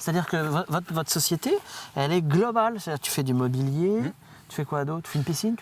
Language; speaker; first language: French; native; French